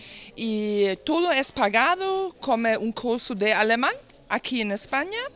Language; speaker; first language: Spanish; non-native, learner; German